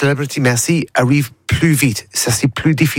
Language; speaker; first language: French; non-native, learner; English